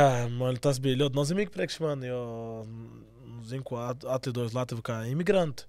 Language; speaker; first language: Latvian; non-native, learner; Portuguese